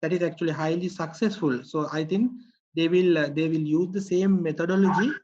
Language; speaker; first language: English; non-native, local second language; Sinhala